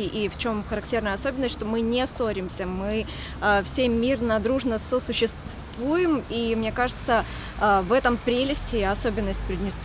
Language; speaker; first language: Russian; native; Russian